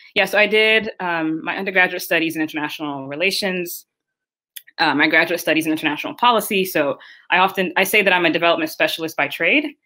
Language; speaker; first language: English; early bilingual, other home language; Haitian Creole